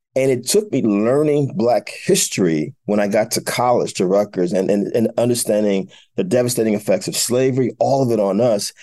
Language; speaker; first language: English; native; English